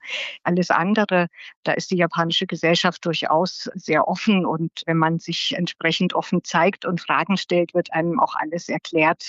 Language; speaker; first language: German; native; German